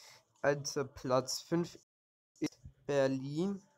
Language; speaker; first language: German; early bilingual, other home language; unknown